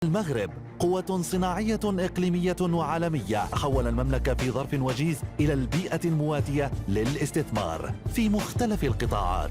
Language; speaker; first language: Arabic; native; Arabic